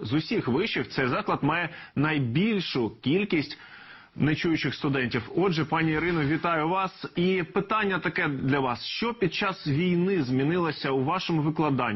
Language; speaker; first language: Ukrainian; native; Ukrainian